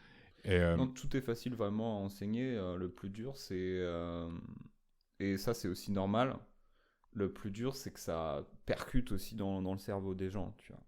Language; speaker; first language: French; native; French